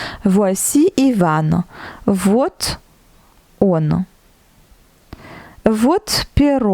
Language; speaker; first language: Russian; non-native, fluent; French